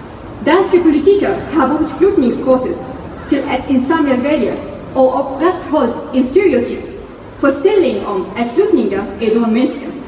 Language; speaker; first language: Danish; non-native, fluent; Arabic